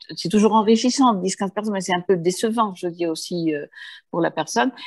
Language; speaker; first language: French; early bilingual, heritage; Spanish